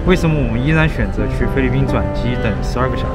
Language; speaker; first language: Chinese; native; Chinese